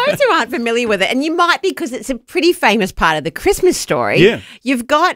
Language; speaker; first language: English; native; English